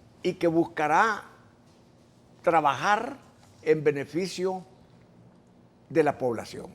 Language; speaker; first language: Spanish; native; Spanish